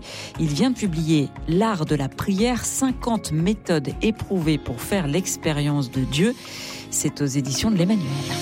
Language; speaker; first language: French; native; French